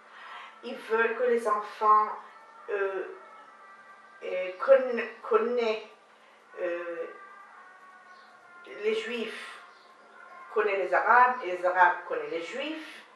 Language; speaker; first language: French; non-native, learner; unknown